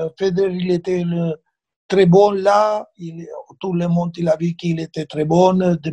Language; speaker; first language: French; non-native, fluent; Spanish